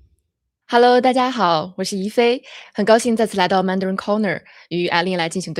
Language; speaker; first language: Chinese; native; Chinese